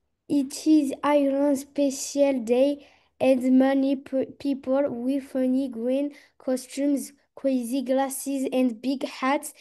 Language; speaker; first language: English; non-native, learner; French